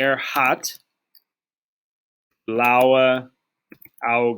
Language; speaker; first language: German; non-native, fluent; English